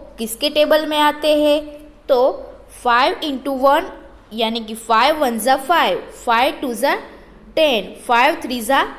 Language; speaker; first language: Hindi; non-native, local second language; Gujarati